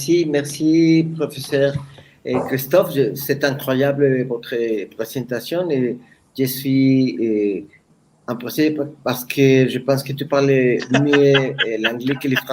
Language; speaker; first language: French; non-native, learner; Spanish